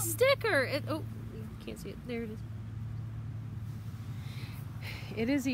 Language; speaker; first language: English; native; English